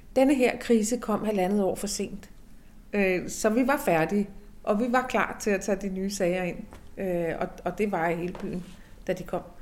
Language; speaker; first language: Danish; native; Danish